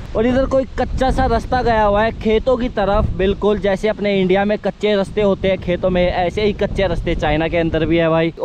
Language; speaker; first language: Hindi; native; Hindi